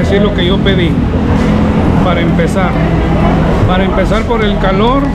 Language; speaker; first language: Spanish; native; Spanish